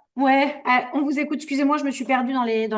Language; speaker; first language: French; native; French